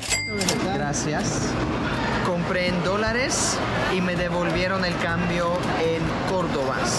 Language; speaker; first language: Spanish; non-native, fluent; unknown